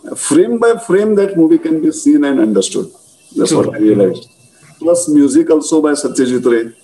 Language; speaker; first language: English; non-native, local second language; Marathi